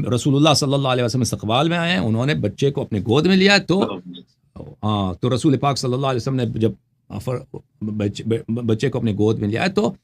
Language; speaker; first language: Urdu; non-native, fluent; Persian